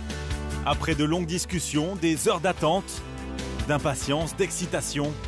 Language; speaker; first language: French; native; French